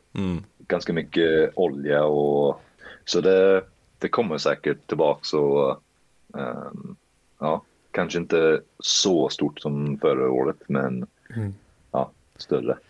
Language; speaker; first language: Swedish; early bilingual, heritage; Swedish